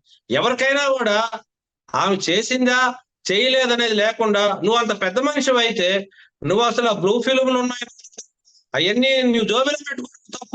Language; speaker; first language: Telugu; native; Telugu